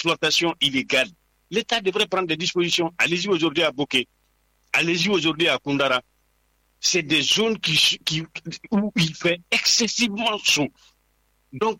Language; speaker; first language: French; non-native, local second language; Fula